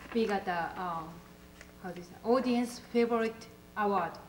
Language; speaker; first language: English; non-native, learner; Japanese